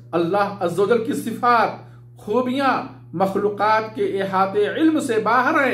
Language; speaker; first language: Urdu; native; Urdu